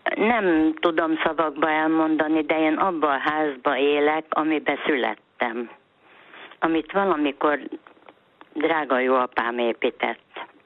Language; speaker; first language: Hungarian; native; Hungarian